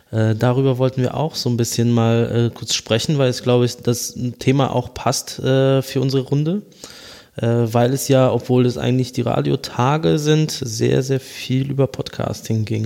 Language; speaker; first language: German; native; German